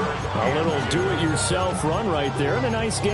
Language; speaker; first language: English; native; English